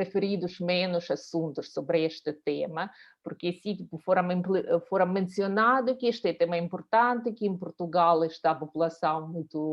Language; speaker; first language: Portuguese; non-native, fluent; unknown